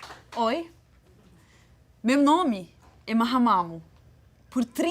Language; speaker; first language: Portuguese; non-native, fluent; Arabic